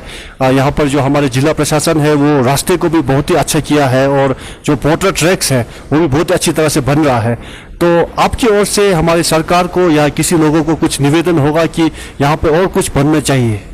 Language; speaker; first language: Hindi; native; Hindi